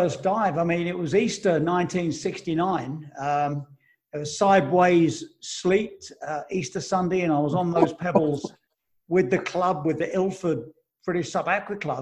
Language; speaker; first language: English; native; English